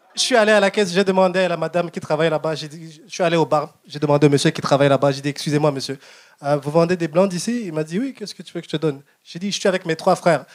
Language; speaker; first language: French; non-native, local second language; Kinyarwanda